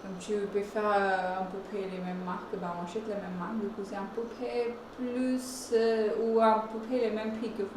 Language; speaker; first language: French; non-native, fluent; Hindi